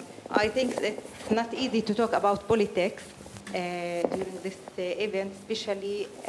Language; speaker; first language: English; non-native, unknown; Arabic